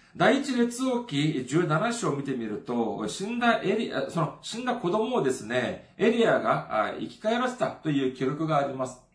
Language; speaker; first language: Japanese; non-native, fluent; Korean